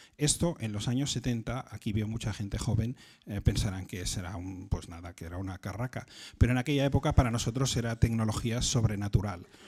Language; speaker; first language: Spanish; native; Spanish